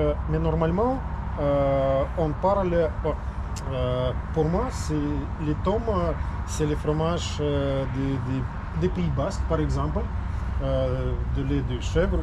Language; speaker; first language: French; non-native, learner; Russian